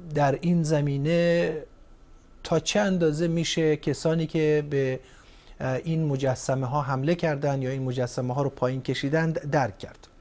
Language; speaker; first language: Persian; native; Persian